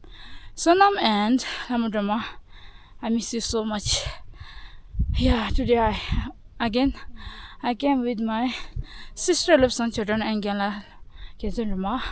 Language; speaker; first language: English; non-native, learner; Tibetan